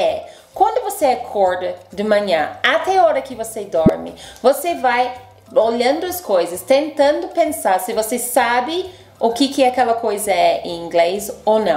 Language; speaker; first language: Portuguese; non-native, fluent; English